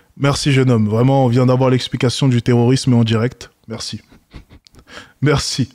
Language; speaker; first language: French; native; French